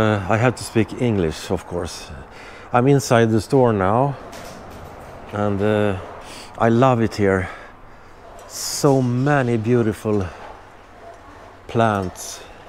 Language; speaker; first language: English; non-native, fluent; Swedish